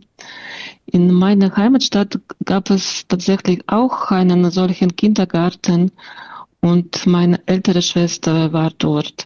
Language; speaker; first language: German; non-native, fluent; Russian